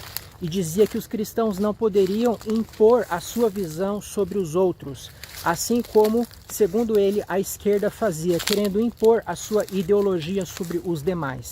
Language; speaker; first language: Portuguese; native; Portuguese